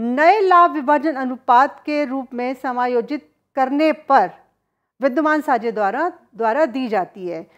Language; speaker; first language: Hindi; native; Hindi